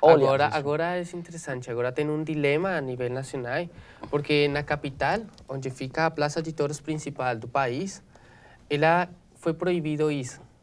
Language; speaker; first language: Portuguese; non-native, learner; Spanish